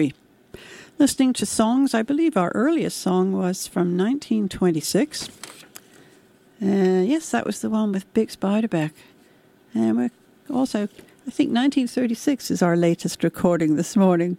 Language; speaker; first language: English; native; English